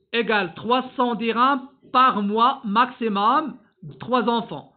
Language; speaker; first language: French; non-native, local second language; Arabic